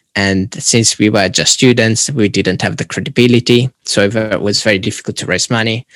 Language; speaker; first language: English; non-native, fluent; Italian